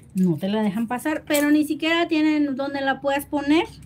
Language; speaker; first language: Spanish; native; Spanish